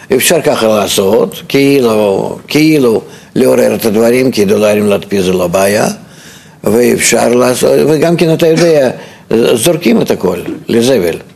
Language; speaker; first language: Hebrew; non-native, fluent; Russian